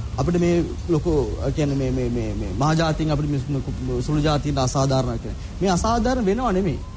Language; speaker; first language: Sinhala; non-native, local second language; Tamil